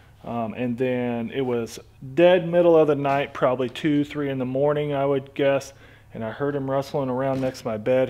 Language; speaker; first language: English; native; English